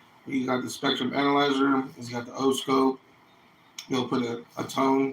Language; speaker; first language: English; native; English